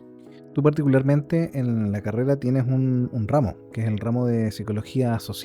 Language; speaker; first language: Spanish; native; Spanish